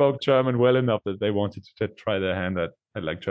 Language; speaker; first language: English; non-native, fluent; German